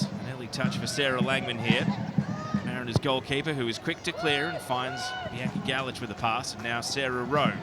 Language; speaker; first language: English; native; English